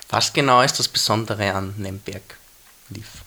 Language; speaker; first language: German; native; German